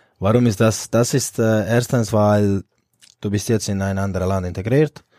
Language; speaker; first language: German; non-native, fluent; Croatian